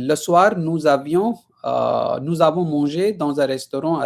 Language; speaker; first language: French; non-native, fluent; Hindi